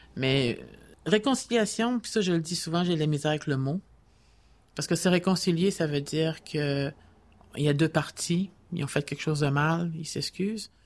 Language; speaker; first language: French; native; French